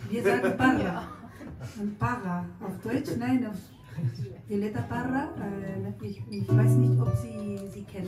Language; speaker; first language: German; non-native, learner; Spanish